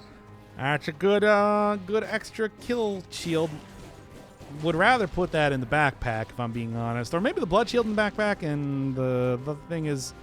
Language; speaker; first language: English; native; English